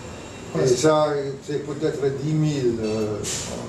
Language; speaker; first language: French; non-native, fluent; English